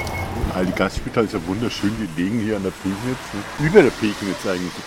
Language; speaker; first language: German; native; German